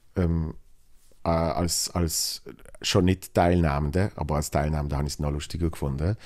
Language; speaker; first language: German; native; German